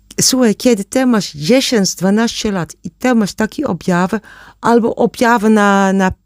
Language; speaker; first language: Polish; non-native, learner; German